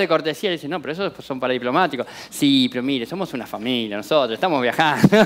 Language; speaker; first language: Spanish; native; Spanish